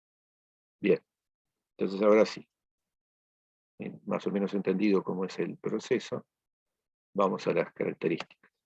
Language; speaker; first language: Spanish; native; Spanish